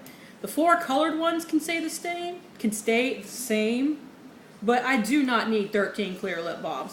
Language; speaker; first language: English; native; English